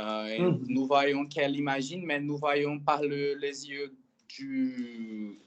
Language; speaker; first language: French; non-native, fluent; Portuguese